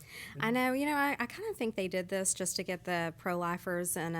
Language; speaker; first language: English; native; English